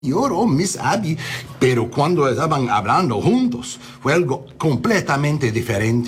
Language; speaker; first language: Spanish; early bilingual, heritage; English